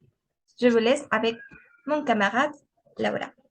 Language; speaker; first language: French; non-native, learner; Spanish